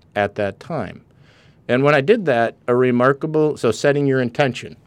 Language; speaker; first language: English; native; English